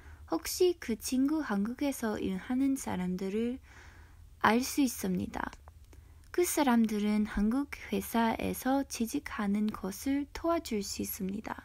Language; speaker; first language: Korean; non-native, learner; English